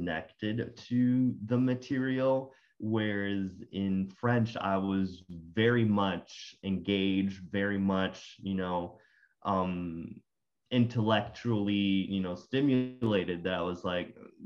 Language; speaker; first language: English; non-native, fluent; Spanish